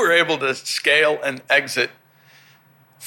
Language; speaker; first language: English; native; English